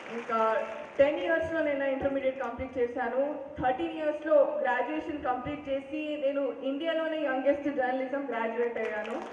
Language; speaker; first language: Telugu; non-native, local second language; Hindi